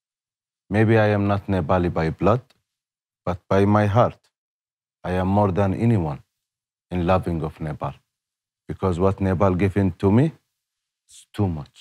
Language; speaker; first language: English; non-native, learner; Arabic